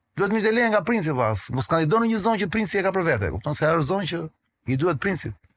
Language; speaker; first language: Albanian; non-native, local second language; Greek